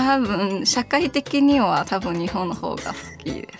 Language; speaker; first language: Japanese; non-native, fluent; Chinese